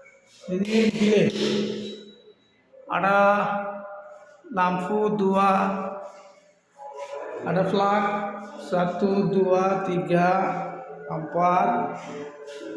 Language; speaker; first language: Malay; non-native, learner; Bangla